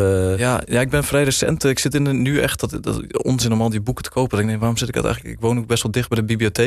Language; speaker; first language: Dutch; native; Dutch